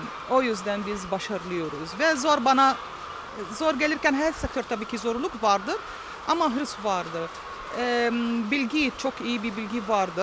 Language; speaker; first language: Turkish; non-native, fluent; Arabic